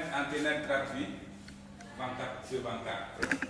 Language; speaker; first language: French; non-native, learner; Khmer